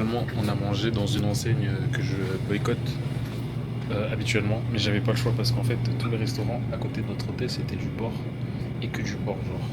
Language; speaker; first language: French; native; French